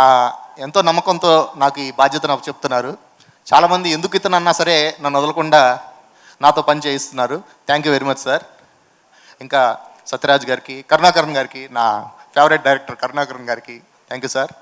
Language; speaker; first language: Telugu; native; Telugu